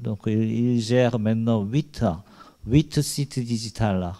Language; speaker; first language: French; non-native, learner; Korean